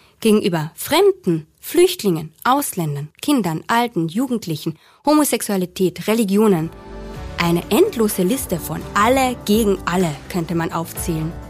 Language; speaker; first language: German; native; German